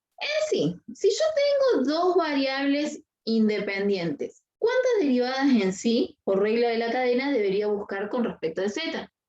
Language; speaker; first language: Spanish; native; Spanish